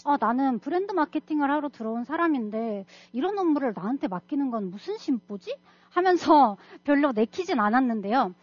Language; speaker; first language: Korean; non-native, fluent; Russian